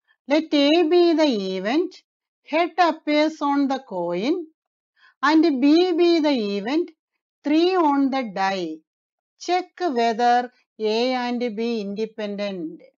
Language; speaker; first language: English; non-native, local second language; Malayalam